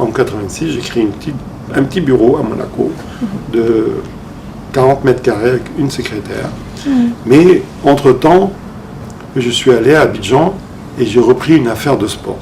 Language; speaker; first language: French; non-native, local second language; Arabic